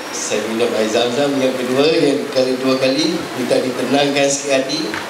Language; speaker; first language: Malay; non-native, local second language; Chinese